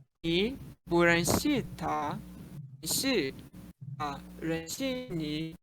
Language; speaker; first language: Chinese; non-native, learner; Portuguese